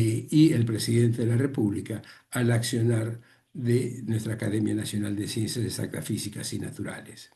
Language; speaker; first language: Spanish; native; Spanish